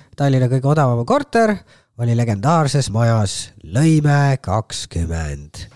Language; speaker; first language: Estonian; native; Estonian